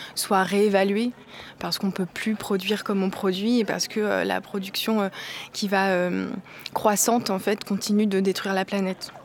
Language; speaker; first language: French; native; French